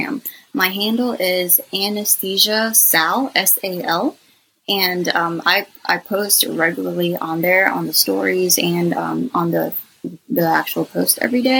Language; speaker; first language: English; native; English